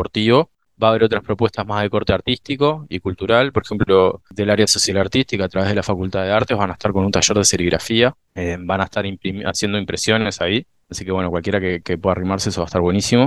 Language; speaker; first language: Spanish; native; Spanish